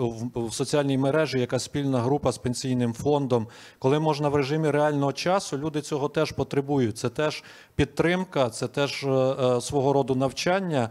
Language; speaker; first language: Ukrainian; native; Ukrainian